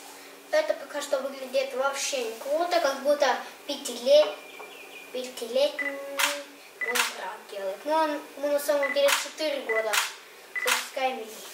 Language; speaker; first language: Russian; early bilingual, heritage; Russian